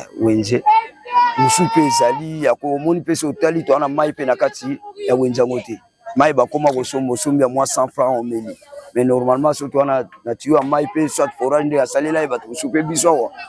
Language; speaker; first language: Lingala; non-native, local second language; Kituba (Democratic Republic of Congo)